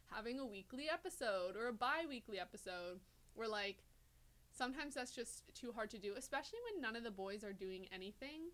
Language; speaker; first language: English; native; English